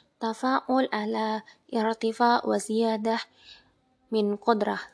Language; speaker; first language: Arabic; non-native, learner; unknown